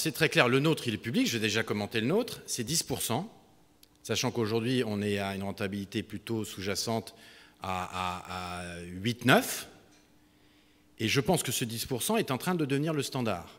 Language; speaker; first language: French; native; French